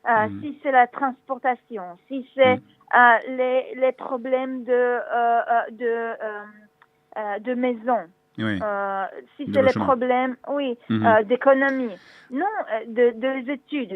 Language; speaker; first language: French; non-native, learner; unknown